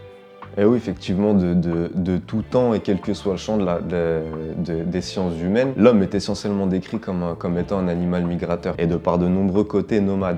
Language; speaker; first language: French; native; French